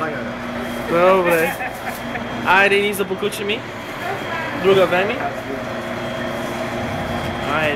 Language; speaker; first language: Bulgarian; early bilingual, heritage; Bulgarian